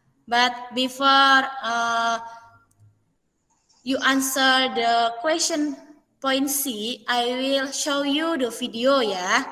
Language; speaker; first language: English; non-native, fluent; Indonesian